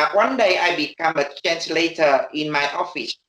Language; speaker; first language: English; non-native, learner; Vietnamese